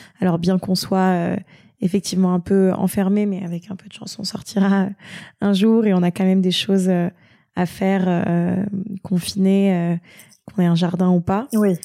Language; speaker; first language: French; native; French